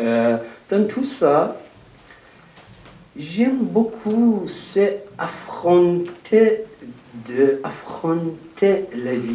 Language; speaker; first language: French; non-native, learner; Persian